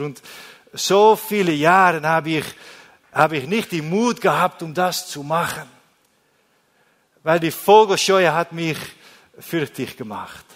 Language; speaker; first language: German; non-native, learner; Dutch